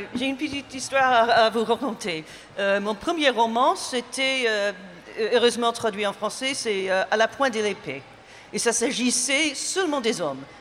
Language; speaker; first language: French; non-native, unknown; English